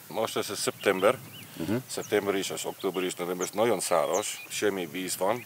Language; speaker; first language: Hungarian; non-native, learner; Afrikaans